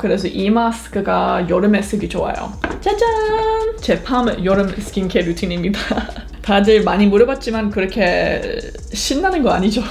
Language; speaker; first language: Korean; non-native, fluent; English